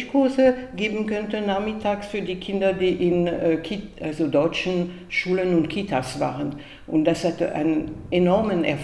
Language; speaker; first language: German; non-native, fluent; French